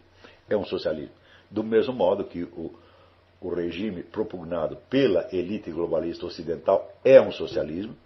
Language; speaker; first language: Portuguese; native; Portuguese